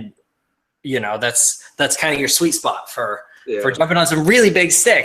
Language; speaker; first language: English; native; English